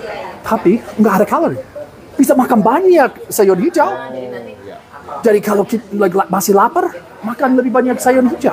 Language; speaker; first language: Indonesian; non-native, fluent; English